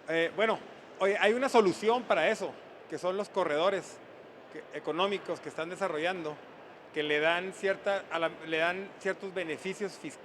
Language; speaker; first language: Spanish; native; Spanish